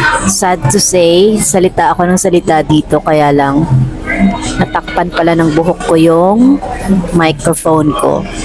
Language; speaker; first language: Filipino; non-native, local second language; Aklanon